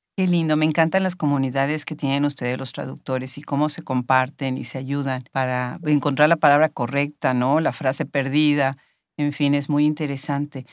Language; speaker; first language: Spanish; native; Spanish